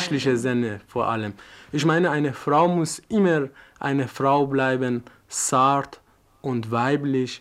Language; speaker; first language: German; non-native, fluent; Persian